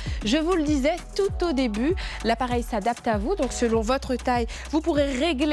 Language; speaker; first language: French; native; French